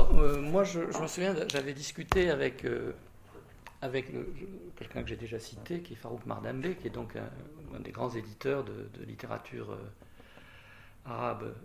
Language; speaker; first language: French; native; French